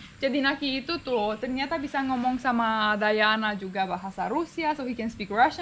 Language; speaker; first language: Indonesian; non-native, fluent; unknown